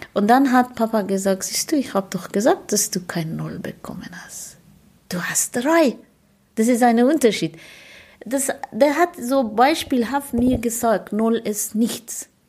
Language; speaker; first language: German; non-native, fluent; Persian